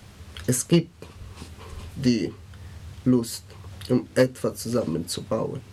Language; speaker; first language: German; non-native, fluent; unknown